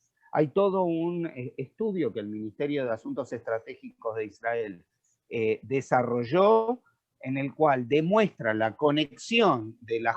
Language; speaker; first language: Spanish; native; Spanish